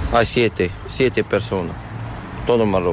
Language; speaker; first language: Spanish; non-native, learner; Arabic